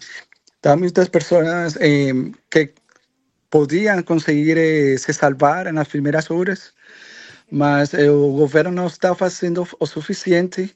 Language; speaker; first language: Portuguese; non-native, learner; Spanish